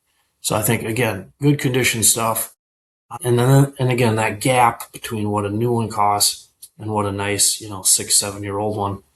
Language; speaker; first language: English; native; English